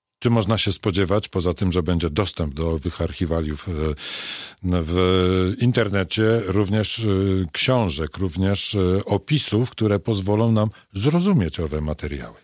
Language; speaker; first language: Polish; native; Polish